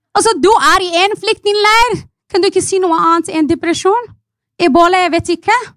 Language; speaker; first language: Norwegian; non-native, fluent; Arabic